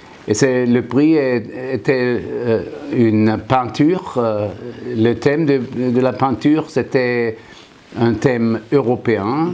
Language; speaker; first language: French; non-native, fluent; German